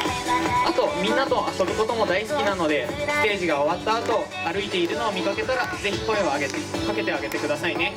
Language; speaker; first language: Japanese; native; Japanese